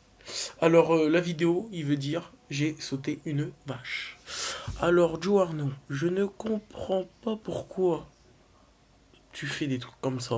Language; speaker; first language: French; native; French